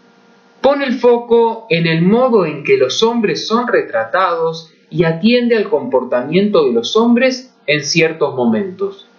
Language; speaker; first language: Spanish; native; Spanish